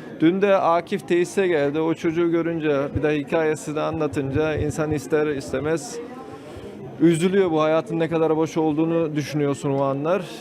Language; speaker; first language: Turkish; early bilingual, heritage; Turkish